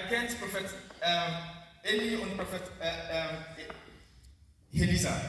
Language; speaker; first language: German; non-native, learner; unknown